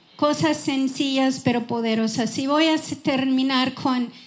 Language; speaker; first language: Spanish; non-native, fluent; English